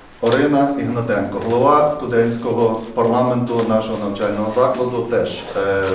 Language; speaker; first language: Ukrainian; native; Ukrainian